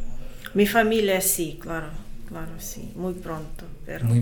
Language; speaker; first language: Spanish; non-native, learner; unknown